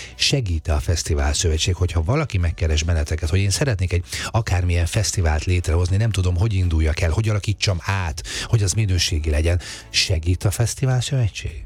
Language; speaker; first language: Hungarian; native; Hungarian